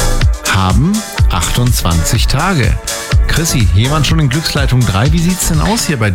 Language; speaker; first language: German; native; German